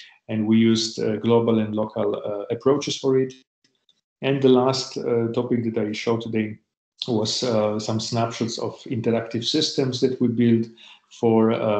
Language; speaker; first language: English; non-native, fluent; Polish